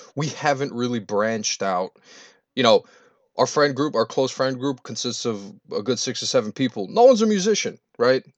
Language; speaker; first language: English; early bilingual, other home language; Albanian